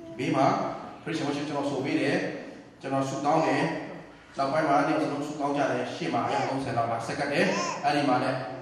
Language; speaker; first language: Burmese; non-native, local second language; Tedim Chin